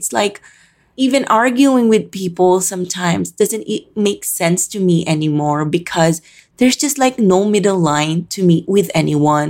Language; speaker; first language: English; non-native, local second language; Filipino